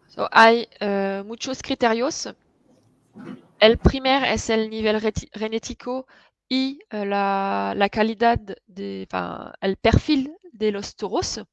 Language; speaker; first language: Spanish; non-native, fluent; French